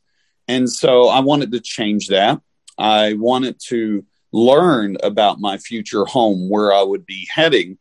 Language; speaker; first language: English; native; English